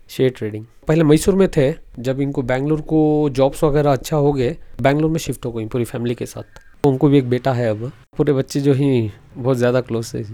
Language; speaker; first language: Hindi; non-native, local second language; Urdu